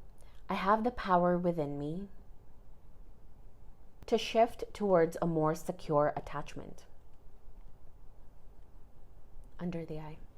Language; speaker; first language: English; native; English